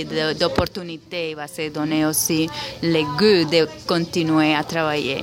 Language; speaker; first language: French; non-native, fluent; Spanish